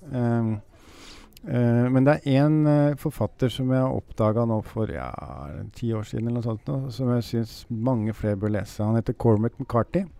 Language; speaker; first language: Norwegian; native; Norwegian